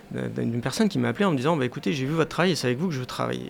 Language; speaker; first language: French; native; French